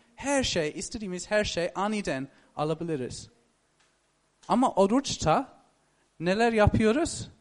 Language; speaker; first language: Turkish; non-native, fluent; English